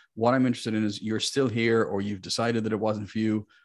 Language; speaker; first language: English; native; English